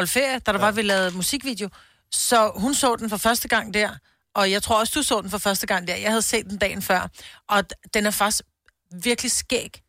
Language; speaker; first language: Danish; native; Danish